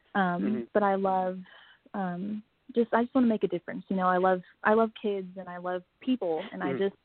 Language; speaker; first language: English; native; English